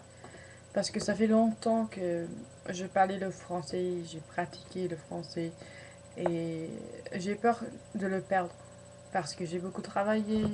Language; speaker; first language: French; non-native, fluent; English